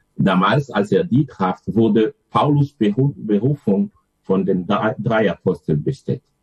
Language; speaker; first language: German; non-native, fluent; French